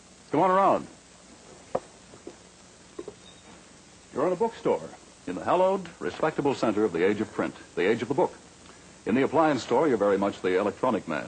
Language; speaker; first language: English; native; English